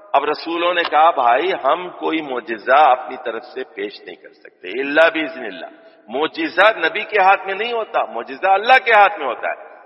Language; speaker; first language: Urdu; native; Urdu